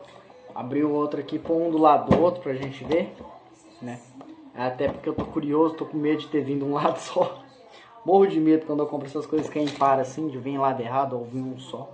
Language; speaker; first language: Portuguese; native; Portuguese